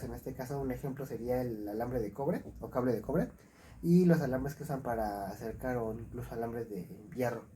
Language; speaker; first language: Spanish; native; Spanish